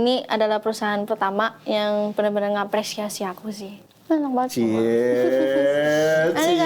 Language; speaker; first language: Indonesian; native; Indonesian